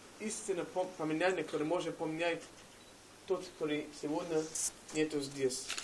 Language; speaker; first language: Russian; non-native, learner; English